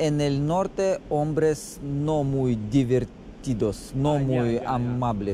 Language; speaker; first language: Spanish; non-native, learner; Russian